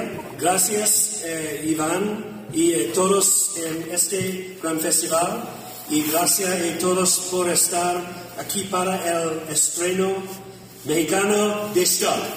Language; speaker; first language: Spanish; non-native, learner; English